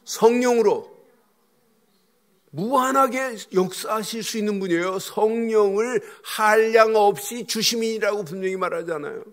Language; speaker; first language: Korean; native; Korean